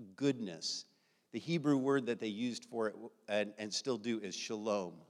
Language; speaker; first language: English; native; English